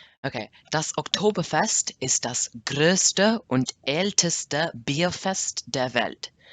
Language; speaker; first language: German; non-native, learner; English